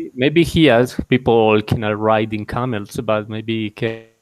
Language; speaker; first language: English; non-native, learner; Spanish